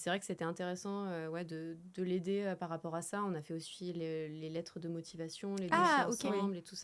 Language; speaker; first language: French; native; French